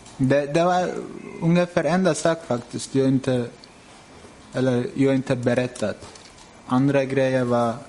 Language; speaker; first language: Swedish; non-native, fluent; Turkish